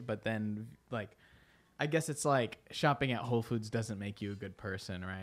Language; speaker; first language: English; early bilingual, other home language; Spanish